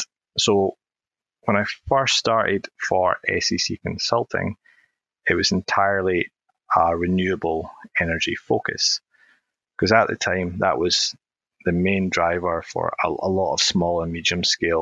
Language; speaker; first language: English; native; English